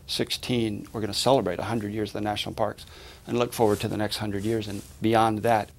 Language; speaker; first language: English; native; English